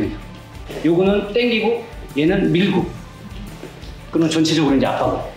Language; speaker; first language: Korean; native; Korean